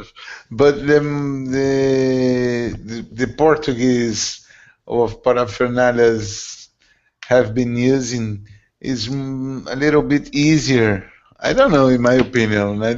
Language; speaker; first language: English; non-native, learner; Portuguese